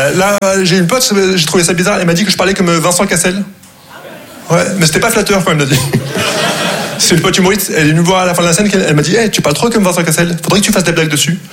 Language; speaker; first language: French; non-native, local second language; Arabic